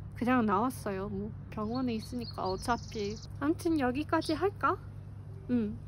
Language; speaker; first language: Korean; non-native, fluent; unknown